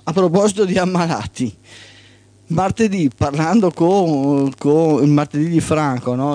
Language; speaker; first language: Italian; native; Italian